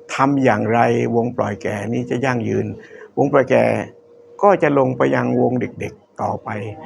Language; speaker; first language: Thai; native; Thai